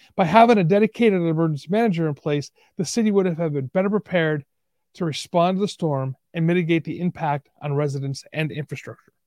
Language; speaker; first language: English; native; English